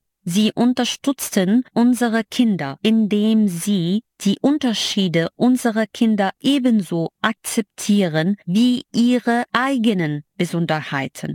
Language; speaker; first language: German; non-native, fluent; Arabic